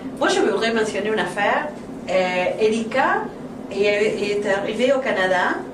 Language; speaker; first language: French; non-native, fluent; Spanish